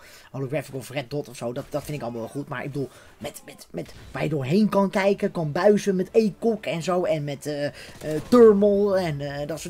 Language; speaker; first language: Dutch; native; Dutch